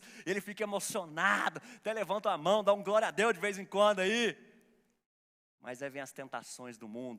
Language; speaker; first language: Portuguese; native; Portuguese